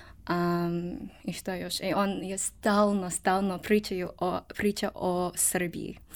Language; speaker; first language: Serbian; non-native, learner; English